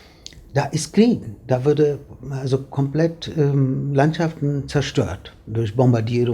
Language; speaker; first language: German; non-native, fluent; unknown